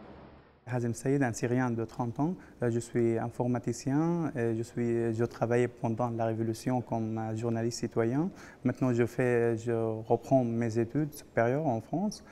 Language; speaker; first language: French; non-native, fluent; Arabic